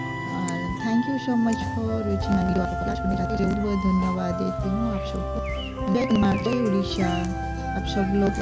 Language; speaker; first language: Hindi; non-native, local second language; Odia